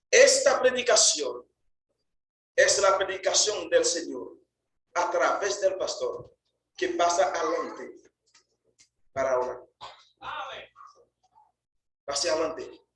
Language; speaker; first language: Spanish; non-native, fluent; Haitian Creole